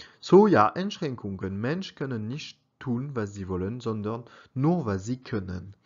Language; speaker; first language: German; non-native, learner; French